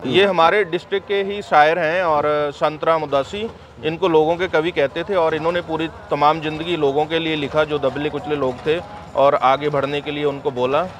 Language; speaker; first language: Hindi; native; Hindi